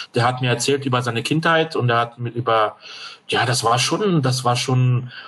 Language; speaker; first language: German; non-native, fluent; French